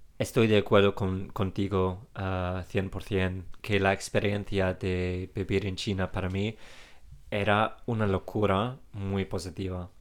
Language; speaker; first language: Spanish; non-native, fluent; English